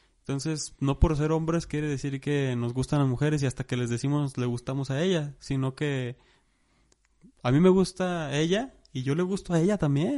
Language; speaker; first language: Spanish; native; Spanish